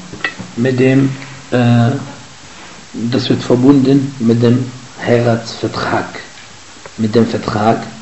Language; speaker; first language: German; non-native, fluent; Arabic